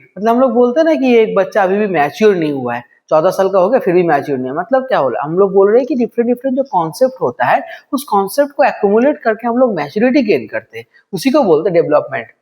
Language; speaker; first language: Hindi; non-native, local second language; Bangla